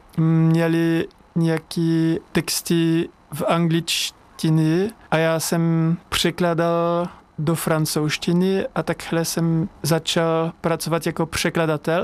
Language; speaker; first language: Czech; non-native, fluent; French